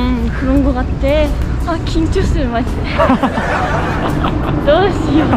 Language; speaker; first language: Korean; non-native, fluent; Japanese